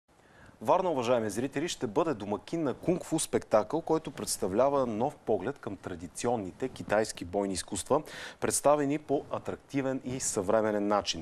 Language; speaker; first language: Bulgarian; native; Bulgarian